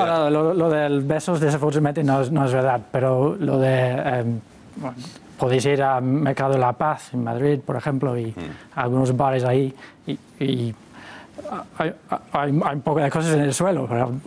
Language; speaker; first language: Spanish; non-native, fluent; English